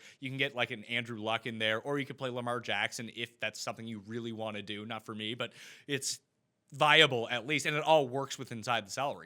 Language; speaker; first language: English; native; English